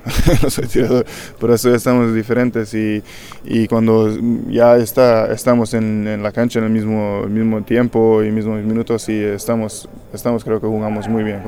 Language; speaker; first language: Spanish; non-native, learner; Hungarian